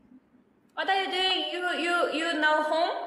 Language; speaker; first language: English; non-native, learner; Korean